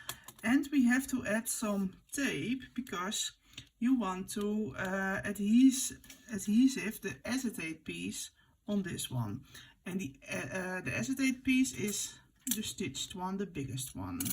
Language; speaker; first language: English; non-native, fluent; Dutch